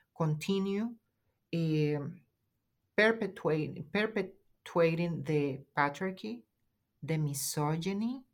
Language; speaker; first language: English; non-native, fluent; Spanish